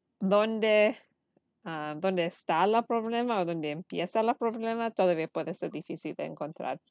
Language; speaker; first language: Spanish; early bilingual, heritage; Spanish